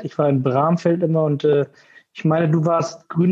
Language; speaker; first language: German; native; German